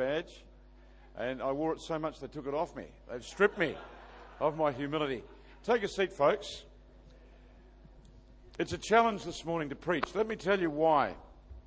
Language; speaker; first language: English; native; English